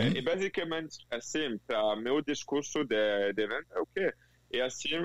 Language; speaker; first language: Portuguese; non-native, fluent; French